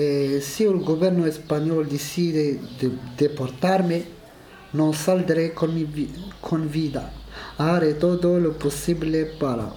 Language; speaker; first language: Spanish; non-native, learner; Arabic